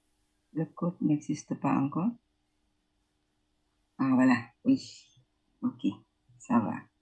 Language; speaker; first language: French; non-native, fluent; Indonesian